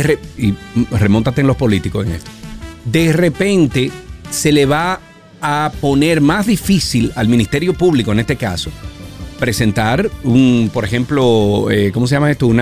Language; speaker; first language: Spanish; native; Spanish